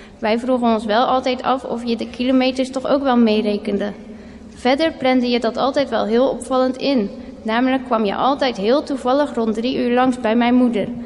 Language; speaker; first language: Dutch; native; Dutch